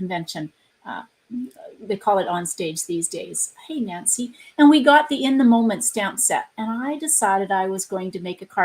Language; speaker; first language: English; native; English